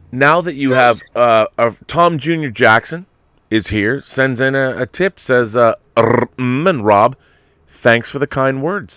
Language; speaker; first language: English; native; English